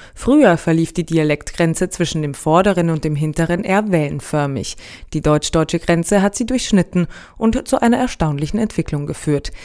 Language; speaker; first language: German; native; German